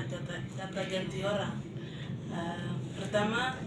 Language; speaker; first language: Indonesian; non-native, local second language; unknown